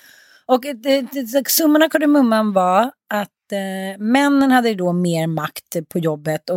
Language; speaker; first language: Swedish; native; Swedish